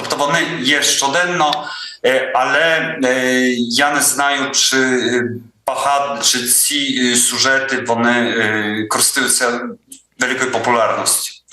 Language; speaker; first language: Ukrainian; non-native, fluent; Polish